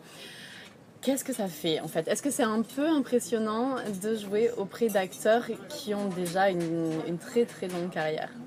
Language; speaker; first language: French; native; French